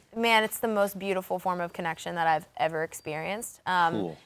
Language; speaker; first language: English; native; English